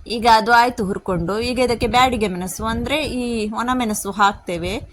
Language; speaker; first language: Kannada; non-native, local second language; Tulu